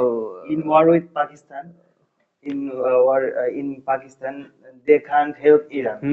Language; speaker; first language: English; non-native, learner; Bangla